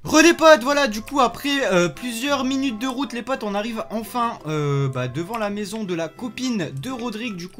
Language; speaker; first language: French; native; French